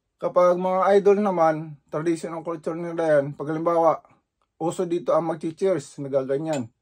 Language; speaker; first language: Filipino; native; Filipino